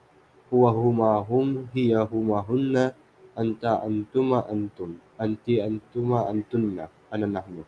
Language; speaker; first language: Arabic; non-native, learner; Filipino